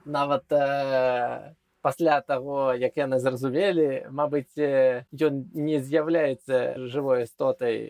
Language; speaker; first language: Belarusian; non-native, local second language; Russian